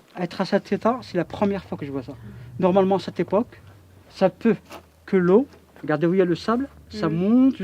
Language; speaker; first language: French; non-native, local second language; Arabic